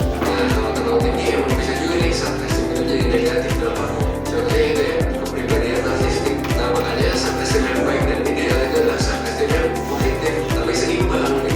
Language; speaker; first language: Indonesian; native; Indonesian